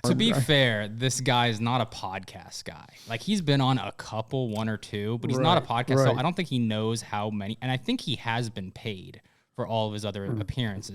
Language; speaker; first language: English; native; English